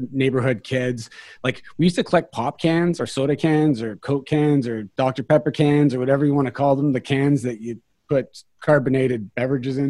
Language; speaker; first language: English; native; English